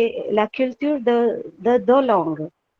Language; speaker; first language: French; non-native, fluent; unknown